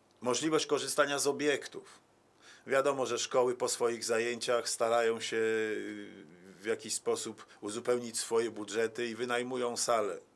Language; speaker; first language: Polish; native; Polish